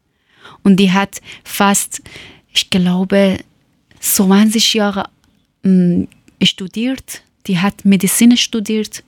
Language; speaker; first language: German; non-native, learner; Persian